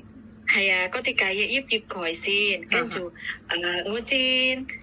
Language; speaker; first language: Cantonese; non-native, learner; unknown